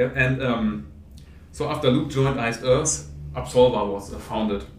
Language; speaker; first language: English; non-native, fluent; German